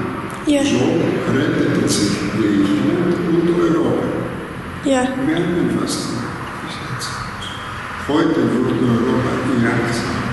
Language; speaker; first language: German; non-native, learner; Greek